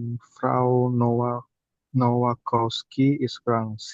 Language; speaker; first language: German; non-native, learner; Indonesian